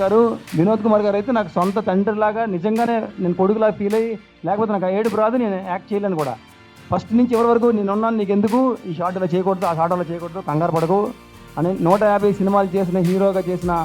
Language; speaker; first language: Telugu; native; Telugu